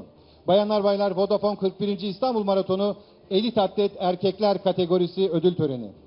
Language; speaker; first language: Turkish; native; Turkish